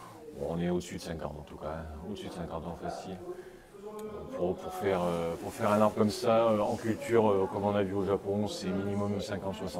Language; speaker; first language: French; native; French